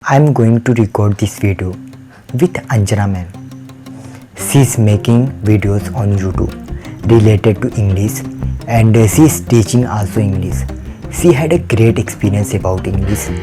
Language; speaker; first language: English; non-native, local second language; Hindi